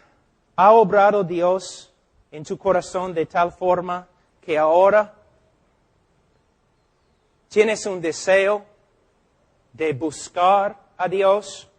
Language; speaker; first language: Spanish; non-native, fluent; English